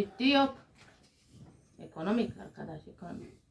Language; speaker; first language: Turkish; non-native, learner; Spanish